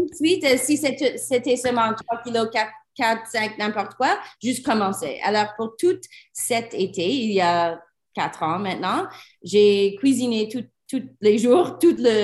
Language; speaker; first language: French; non-native, learner; English